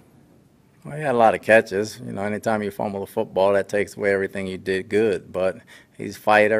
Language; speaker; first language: English; native; English